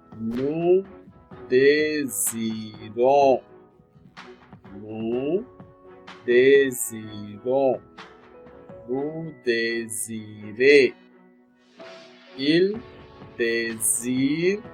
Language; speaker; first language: French; non-native, fluent; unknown